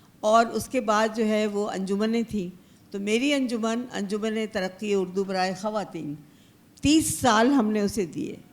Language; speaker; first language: Urdu; native; Urdu